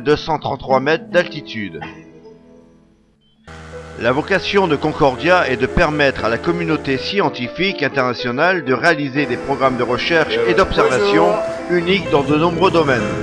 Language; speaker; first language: French; native; French